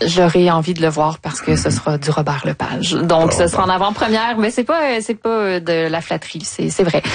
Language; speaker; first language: French; native; French